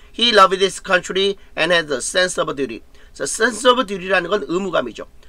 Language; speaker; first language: English; non-native, fluent; Korean